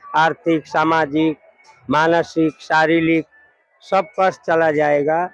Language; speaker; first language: Hindi; non-native, fluent; Nepali